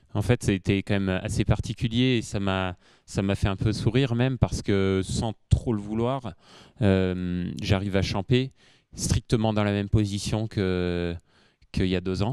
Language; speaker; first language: French; native; French